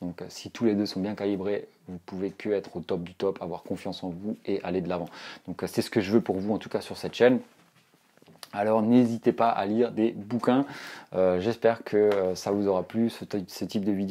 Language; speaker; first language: French; native; French